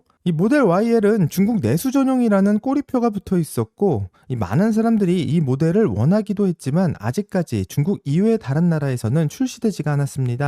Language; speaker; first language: Korean; native; Korean